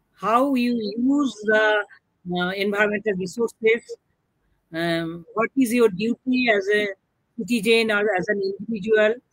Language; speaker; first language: English; non-native, local second language; Bangla